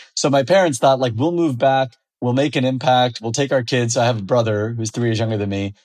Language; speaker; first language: English; native; English